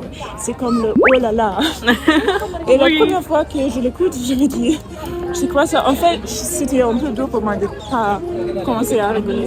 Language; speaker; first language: French; non-native, fluent; German